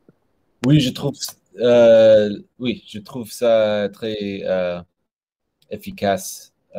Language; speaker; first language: French; non-native, learner; English